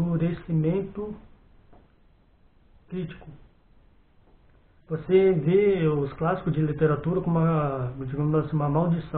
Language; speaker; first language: Portuguese; native; Portuguese